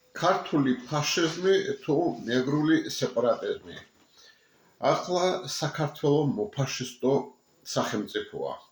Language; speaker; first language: Georgian; non-native, local second language; Mingrelian